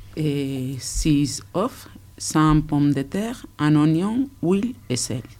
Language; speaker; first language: French; non-native, learner; Spanish